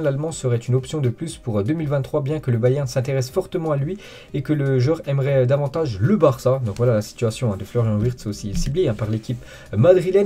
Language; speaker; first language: French; native; French